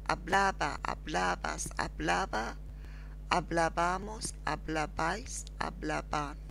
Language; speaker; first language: Spanish; non-native, learner; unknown